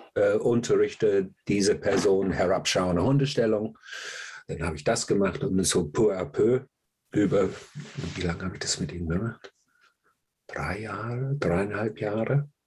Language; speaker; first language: German; non-native, fluent; English